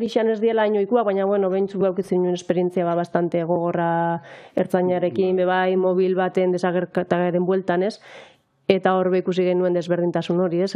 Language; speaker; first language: Basque; native; Basque